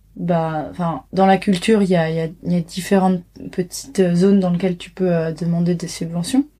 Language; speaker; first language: French; native; French